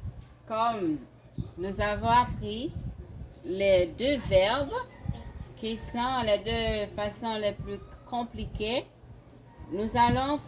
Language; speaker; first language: French; non-native, fluent; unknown